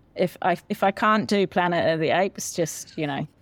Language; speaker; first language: English; native; English